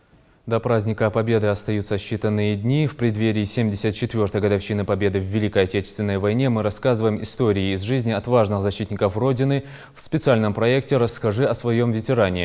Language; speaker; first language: Russian; native; Russian